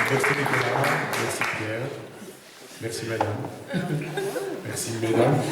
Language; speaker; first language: French; native; French